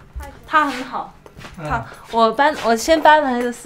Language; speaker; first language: Chinese; early bilingual, heritage; Chinese